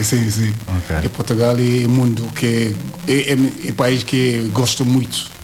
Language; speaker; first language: Portuguese; non-native, learner; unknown